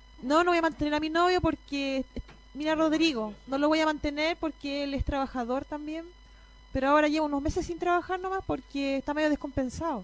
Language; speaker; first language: Spanish; native; Spanish